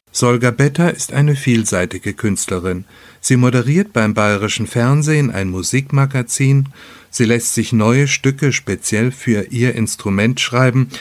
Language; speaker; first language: German; native; German